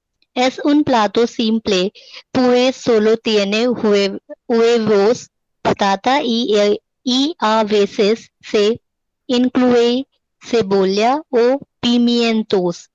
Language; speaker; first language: Spanish; non-native, learner; Hindi